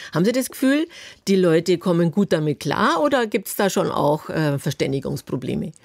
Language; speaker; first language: German; native; German